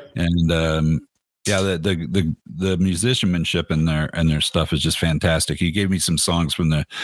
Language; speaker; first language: English; native; English